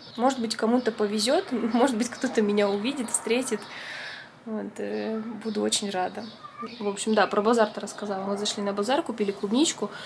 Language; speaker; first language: Russian; native; Russian